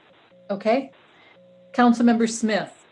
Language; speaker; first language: English; native; English